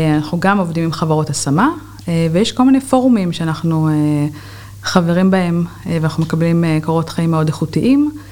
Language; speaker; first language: Hebrew; native; Hebrew